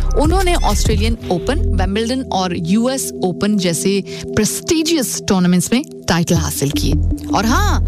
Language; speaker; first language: Hindi; native; Hindi